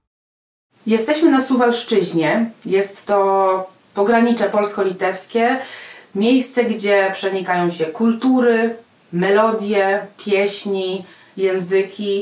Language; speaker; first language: Polish; native; Polish